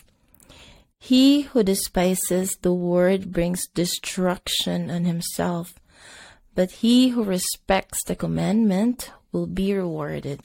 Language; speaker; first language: English; non-native, local second language; Cebuano